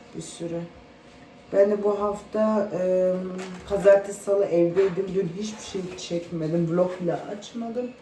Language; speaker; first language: Turkish; early bilingual, heritage; Turkish